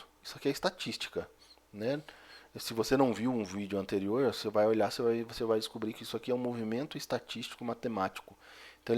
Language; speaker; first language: Portuguese; native; Portuguese